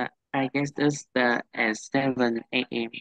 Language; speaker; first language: English; non-native, learner; Vietnamese